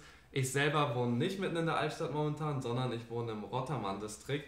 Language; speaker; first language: German; native; German